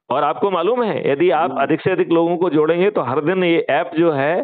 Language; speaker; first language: Hindi; native; Hindi